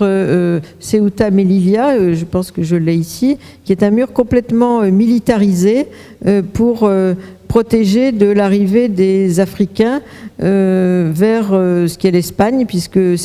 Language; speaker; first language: French; native; French